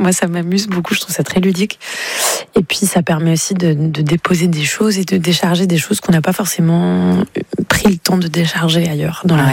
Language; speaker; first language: French; native; French